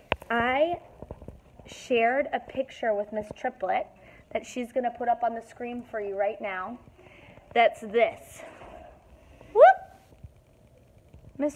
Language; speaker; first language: English; native; English